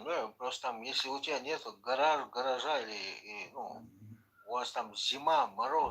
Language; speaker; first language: Russian; non-native, local second language; Chechen